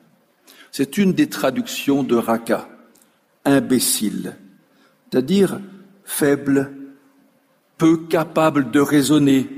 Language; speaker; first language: French; native; French